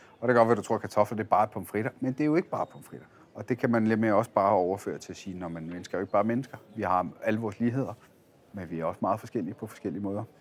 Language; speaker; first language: Danish; early bilingual, other home language; Italian